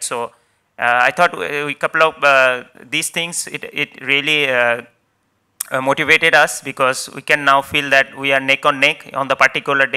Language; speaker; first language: English; non-native, local second language; Bangla